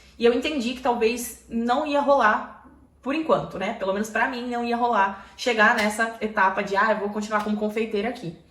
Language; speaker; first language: Portuguese; native; Portuguese